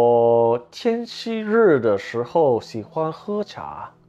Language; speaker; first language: Chinese; non-native, learner; English